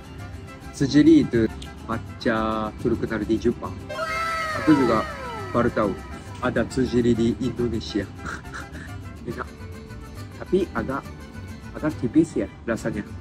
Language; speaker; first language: Indonesian; non-native, fluent; Japanese